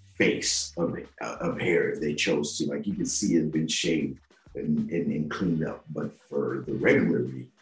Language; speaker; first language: English; non-native, local second language; Yoruba